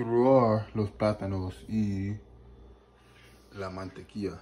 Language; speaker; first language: Spanish; non-native, learner; English